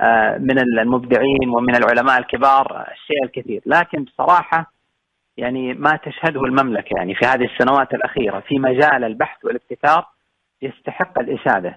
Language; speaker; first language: Arabic; native; Arabic